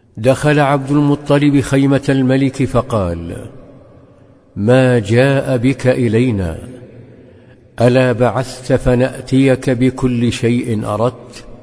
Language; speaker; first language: Arabic; native; Arabic